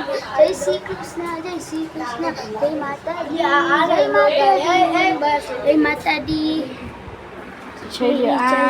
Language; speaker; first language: Hindi; non-native, local second language; Gujarati